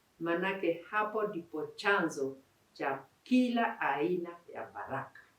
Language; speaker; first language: Swahili; non-native, local second language; Kikuyu